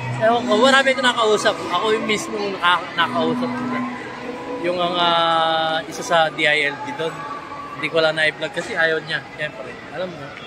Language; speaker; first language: Filipino; native; Filipino